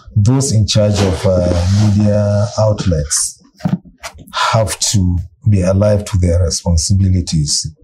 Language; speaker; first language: English; non-native, local second language; Hausa